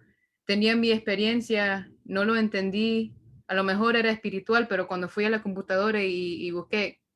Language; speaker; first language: Spanish; early bilingual, heritage; Spanish